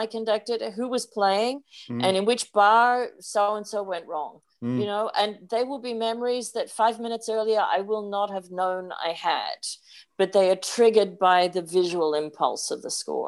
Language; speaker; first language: English; native; English